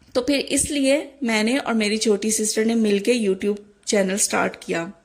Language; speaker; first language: Urdu; native; Urdu